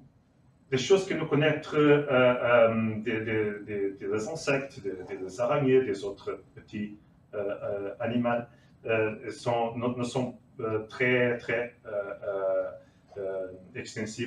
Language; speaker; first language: French; non-native, learner; Portuguese